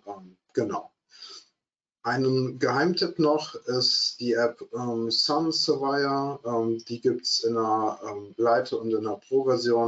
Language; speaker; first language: German; native; German